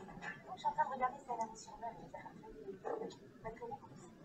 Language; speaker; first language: French; non-native, learner; Czech